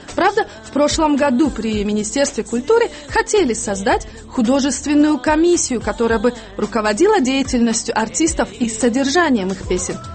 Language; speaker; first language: Russian; non-native, local second language; Tajik